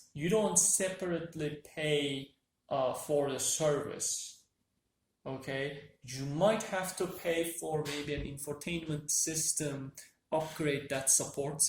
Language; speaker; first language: English; non-native, fluent; Turkish